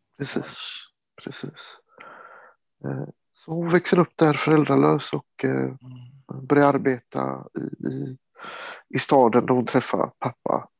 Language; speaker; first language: Swedish; early bilingual, other home language; Romany